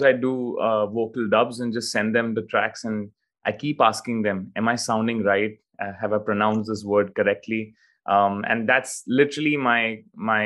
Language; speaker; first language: English; non-native, local second language; Hindi